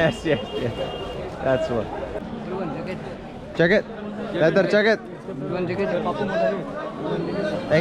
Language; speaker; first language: English; non-native, fluent; Finnish